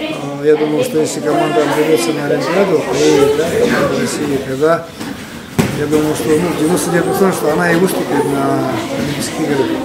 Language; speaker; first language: Russian; non-native, fluent; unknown